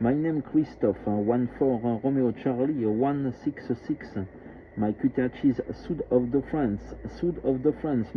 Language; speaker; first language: English; non-native, learner; French